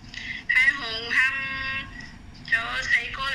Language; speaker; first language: Cantonese; non-native, learner; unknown